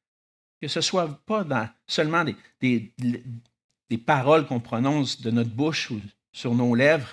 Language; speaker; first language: French; native; French